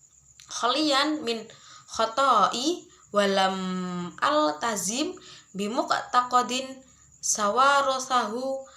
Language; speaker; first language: Arabic; non-native, learner; Indonesian